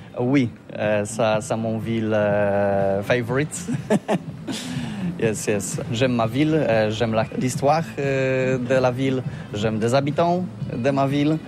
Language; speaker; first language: French; non-native, learner; Polish